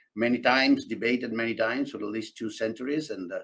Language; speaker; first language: English; non-native, fluent; Italian